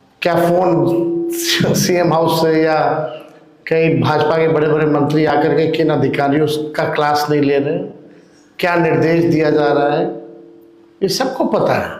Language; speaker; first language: Hindi; native; Hindi